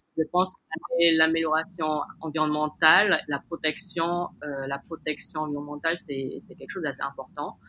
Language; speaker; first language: French; native; French